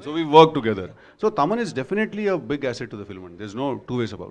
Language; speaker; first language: Telugu; native; Telugu